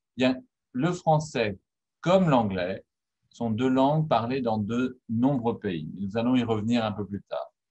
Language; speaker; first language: French; native; French